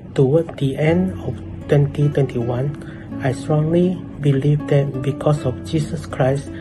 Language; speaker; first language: English; non-native, local second language; Chinese